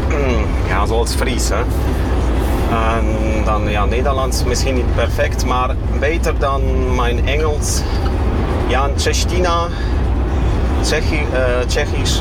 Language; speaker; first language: Dutch; non-native, fluent; Kashubian